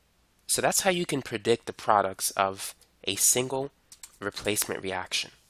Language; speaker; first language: English; native; English